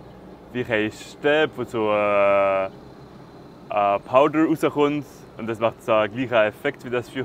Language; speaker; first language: German; non-native, local second language; French